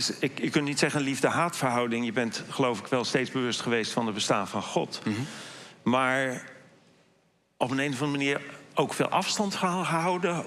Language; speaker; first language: Dutch; native; Dutch